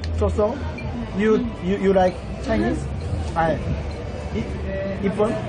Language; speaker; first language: English; non-native, learner; Korean